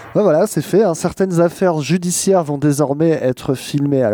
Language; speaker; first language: French; native; French